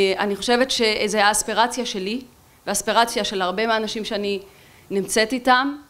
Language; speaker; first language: Hebrew; non-native, local second language; Arabic